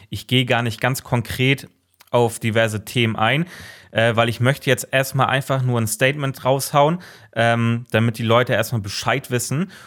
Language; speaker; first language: German; native; German